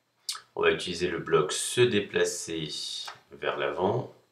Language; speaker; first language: French; native; French